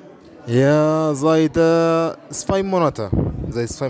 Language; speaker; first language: German; non-native, learner; Arabic